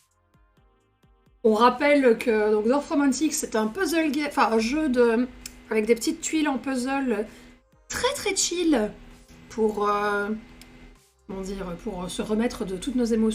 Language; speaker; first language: French; native; French